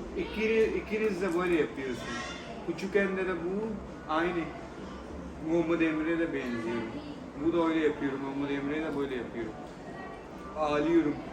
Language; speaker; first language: Turkish; non-native, learner; Urdu